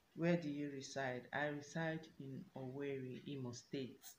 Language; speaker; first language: English; non-native, local second language; Igbo